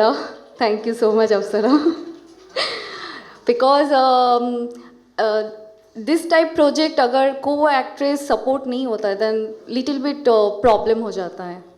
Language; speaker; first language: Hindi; non-native, local second language; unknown